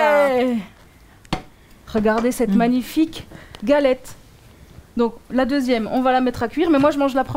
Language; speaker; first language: French; native; French